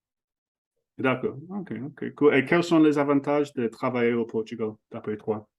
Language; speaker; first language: French; non-native, fluent; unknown